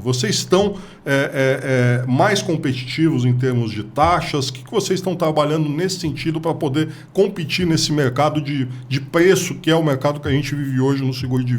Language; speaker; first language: Portuguese; native; Portuguese